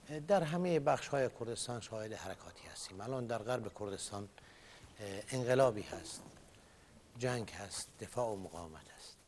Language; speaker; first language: Persian; non-native, local second language; Kurdish